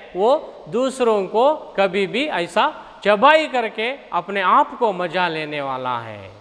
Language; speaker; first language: Hindi; non-native, local second language; Kannada